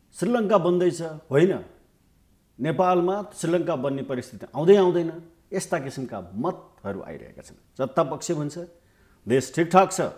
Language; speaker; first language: Nepali; native; Nepali